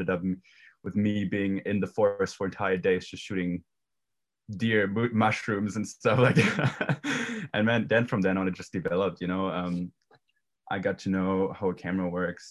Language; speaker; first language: English; non-native, fluent; German